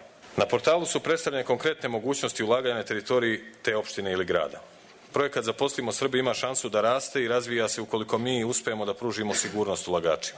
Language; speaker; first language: Serbian; native; Serbian